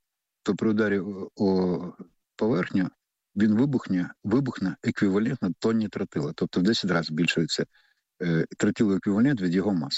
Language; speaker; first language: Ukrainian; native; Ukrainian